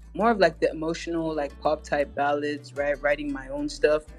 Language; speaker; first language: English; native; English